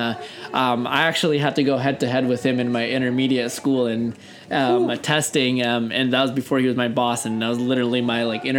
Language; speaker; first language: English; early bilingual, other home language; Russian